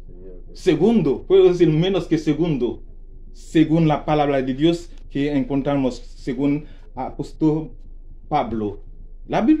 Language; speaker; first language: Spanish; non-native, learner; Haitian Creole